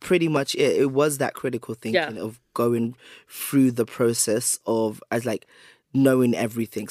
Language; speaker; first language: English; native; English